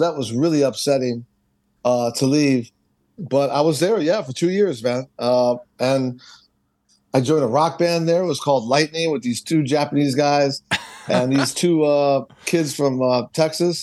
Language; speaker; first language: English; native; English